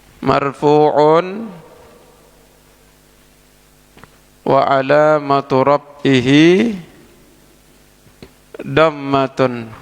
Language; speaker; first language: Arabic; non-native, fluent; Indonesian